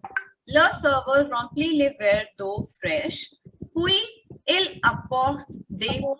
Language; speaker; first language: French; non-native, fluent; Hindi